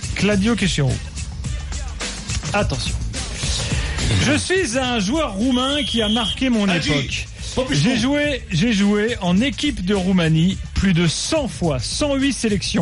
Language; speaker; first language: French; native; French